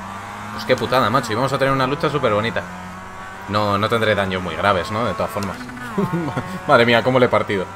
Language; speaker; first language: Spanish; native; Spanish